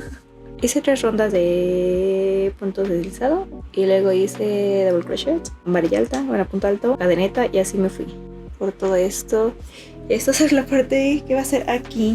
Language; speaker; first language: Spanish; native; Spanish